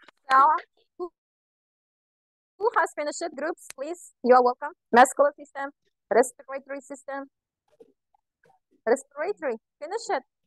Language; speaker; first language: English; non-native, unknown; Kazakh